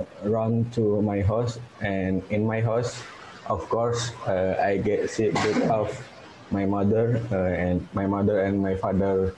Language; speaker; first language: English; non-native, learner; Indonesian